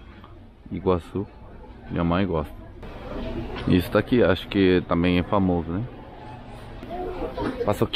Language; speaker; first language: Portuguese; non-native, learner; Korean